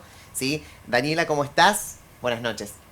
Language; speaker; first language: Spanish; native; Spanish